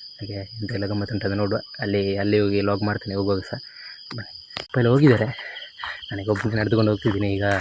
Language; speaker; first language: Kannada; non-native, local second language; Tulu